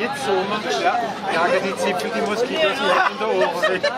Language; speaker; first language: German; non-native, learner; Arabic